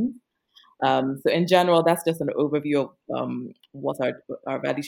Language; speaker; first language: English; non-native, local second language; Akan